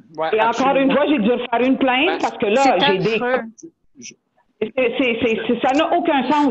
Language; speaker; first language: French; native; French